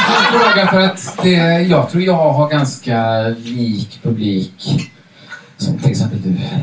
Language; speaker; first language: Swedish; native; Swedish